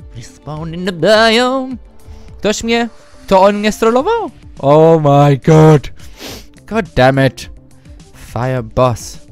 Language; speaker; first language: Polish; early bilingual, heritage; Polish